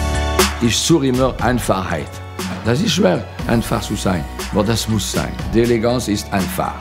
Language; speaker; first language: German; non-native, fluent; French